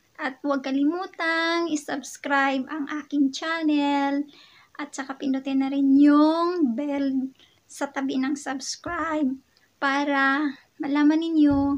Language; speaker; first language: Filipino; non-native, local second language; Hiligaynon